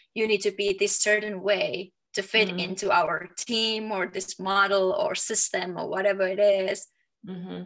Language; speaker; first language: English; non-native, fluent; Finnish